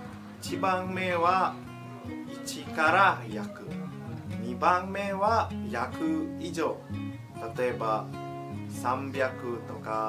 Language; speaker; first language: Japanese; non-native, fluent; Indonesian